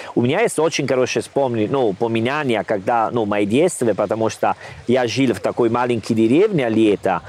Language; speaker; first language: Russian; non-native, learner; Italian